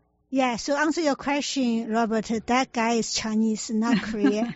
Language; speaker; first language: English; non-native, fluent; Chinese